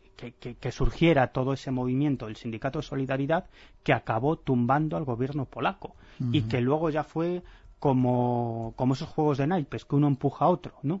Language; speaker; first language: Spanish; native; Spanish